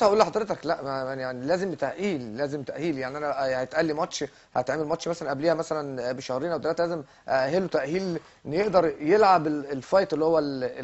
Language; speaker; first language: Arabic; native; Arabic